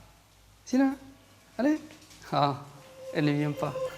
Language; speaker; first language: French; non-native, fluent; Spanish